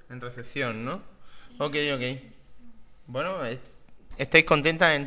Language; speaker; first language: Spanish; native; Spanish